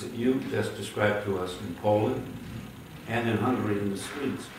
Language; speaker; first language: English; early bilingual, other home language; Hungarian